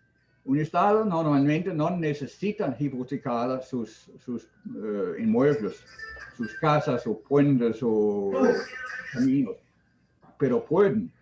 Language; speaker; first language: Spanish; non-native, fluent; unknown